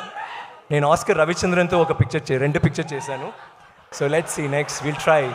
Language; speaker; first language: Telugu; non-native, learner; Tamil